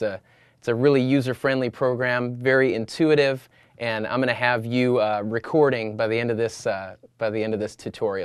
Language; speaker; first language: English; native; English